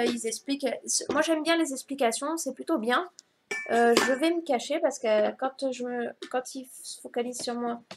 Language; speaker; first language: French; native; French